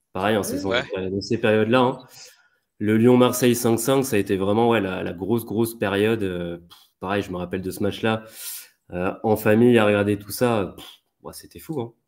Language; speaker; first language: French; native; French